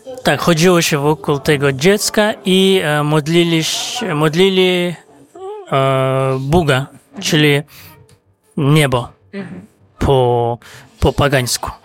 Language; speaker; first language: Polish; non-native, fluent; Kazakh